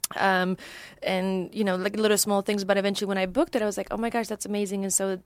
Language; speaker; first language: English; non-native, fluent; Polish